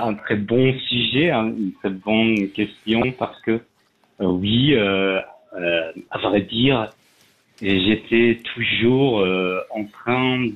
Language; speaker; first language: French; non-native, fluent; Persian